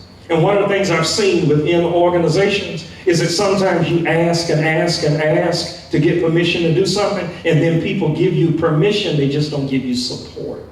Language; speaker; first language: English; native; English